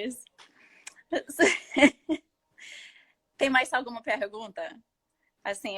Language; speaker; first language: Portuguese; non-native, fluent; English